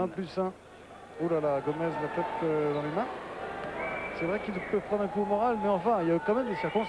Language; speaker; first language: French; native; French